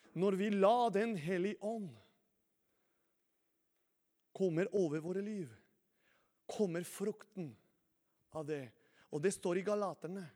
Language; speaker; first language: Norwegian; non-native, fluent; Spanish